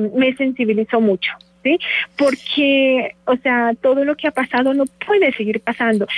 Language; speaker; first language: Spanish; native; Spanish